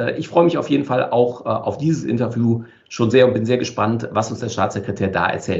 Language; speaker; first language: German; native; German